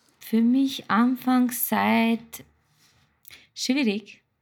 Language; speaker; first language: German; non-native, learner; Turkish